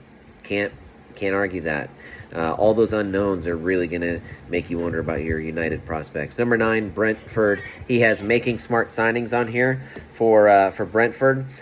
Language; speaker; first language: English; native; English